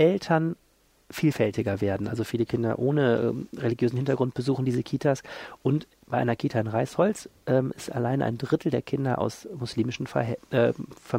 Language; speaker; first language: German; native; German